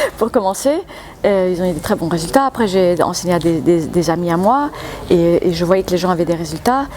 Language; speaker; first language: French; early bilingual, other home language; English